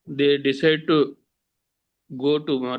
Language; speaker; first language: English; non-native, learner; Telugu